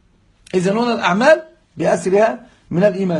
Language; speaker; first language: Arabic; native; Arabic